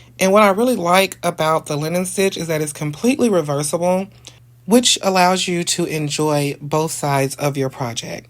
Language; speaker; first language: English; native; English